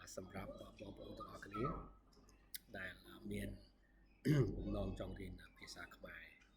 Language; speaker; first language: Khmer; native; Khmer